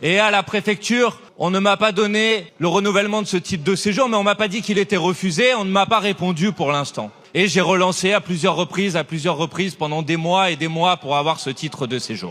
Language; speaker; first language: French; native; French